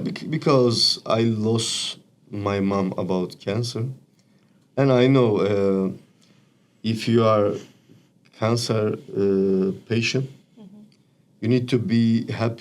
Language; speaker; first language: English; non-native, learner; Turkish